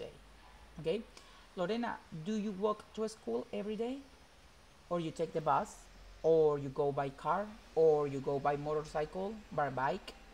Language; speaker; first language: English; non-native, fluent; Spanish